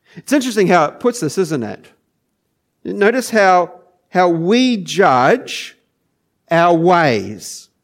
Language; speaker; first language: English; native; English